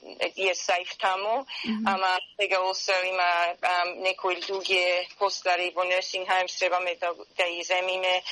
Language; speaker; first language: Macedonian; early bilingual, heritage; Macedonian